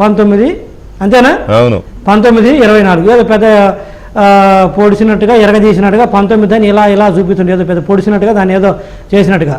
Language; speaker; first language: Telugu; native; Telugu